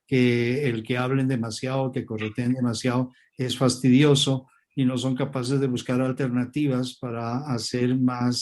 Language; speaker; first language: Spanish; native; Spanish